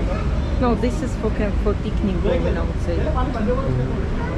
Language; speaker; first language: English; non-native, learner; Russian